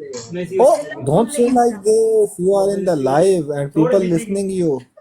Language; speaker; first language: English; non-native, learner; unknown